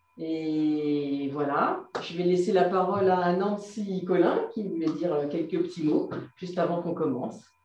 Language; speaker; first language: French; native; French